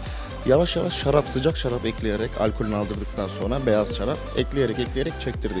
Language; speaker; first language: Turkish; native; Turkish